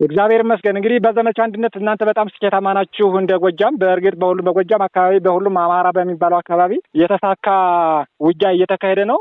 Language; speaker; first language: Amharic; native; Amharic